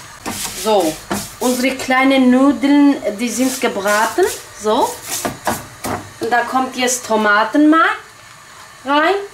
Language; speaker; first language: German; non-native, local second language; Kurdish